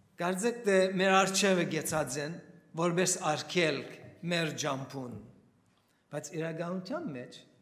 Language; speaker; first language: Armenian; early bilingual, heritage; Armenian